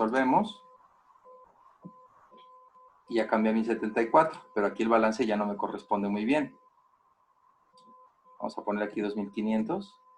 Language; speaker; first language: Spanish; native; Spanish